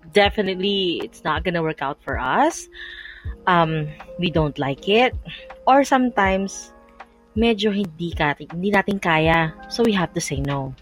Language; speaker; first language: English; non-native, local second language; Filipino